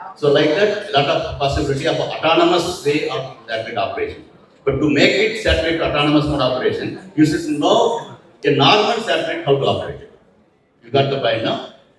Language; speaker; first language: English; non-native, local second language; Tamil